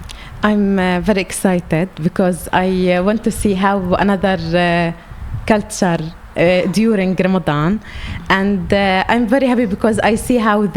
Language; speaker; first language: English; non-native, learner; Arabic